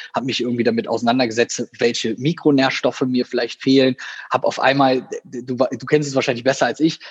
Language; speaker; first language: German; native; German